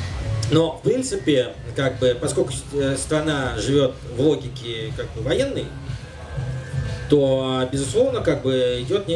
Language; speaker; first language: Russian; native; Russian